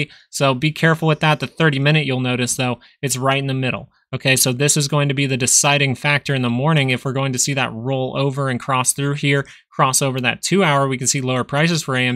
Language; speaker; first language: English; native; English